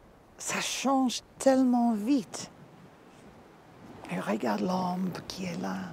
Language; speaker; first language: French; non-native, fluent; English